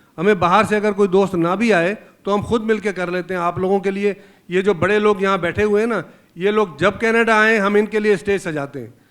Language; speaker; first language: Urdu; native; Urdu